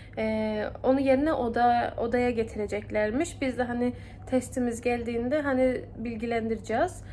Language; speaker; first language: Turkish; early bilingual, heritage; Turkish